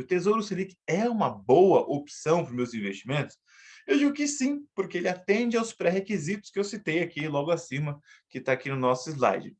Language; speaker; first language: Portuguese; native; Portuguese